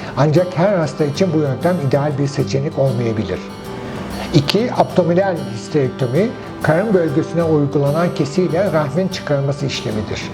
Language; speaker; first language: Turkish; native; Turkish